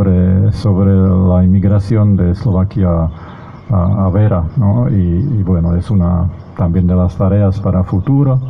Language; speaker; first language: Spanish; non-native, fluent; Slovak